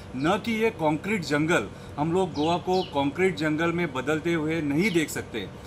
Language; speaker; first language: Hindi; non-native, local second language; Konkani